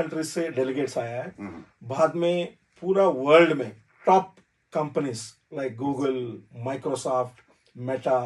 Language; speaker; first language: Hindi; non-native, learner; Telugu